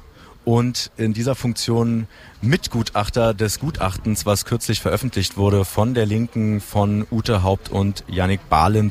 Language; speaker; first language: German; native; German